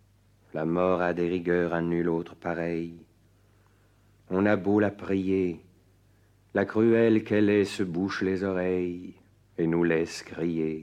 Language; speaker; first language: French; native; French